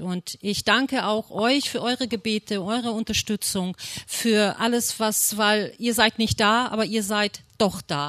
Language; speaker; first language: German; early bilingual, other home language; Portuguese